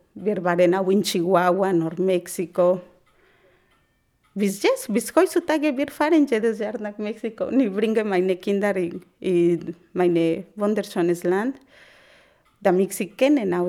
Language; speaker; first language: German; non-native, fluent; Spanish